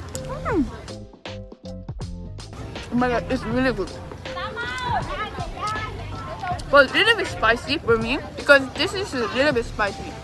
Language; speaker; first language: English; non-native, learner; Korean